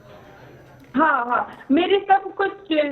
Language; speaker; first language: Hindi; non-native, fluent; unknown